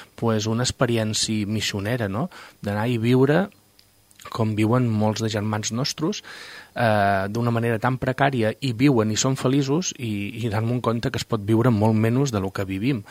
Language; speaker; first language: Catalan; native; Catalan